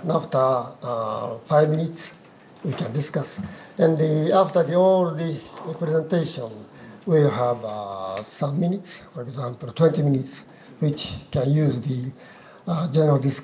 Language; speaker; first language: English; non-native, fluent; Japanese